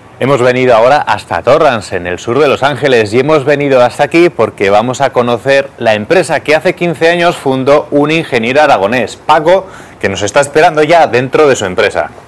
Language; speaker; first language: Spanish; native; Spanish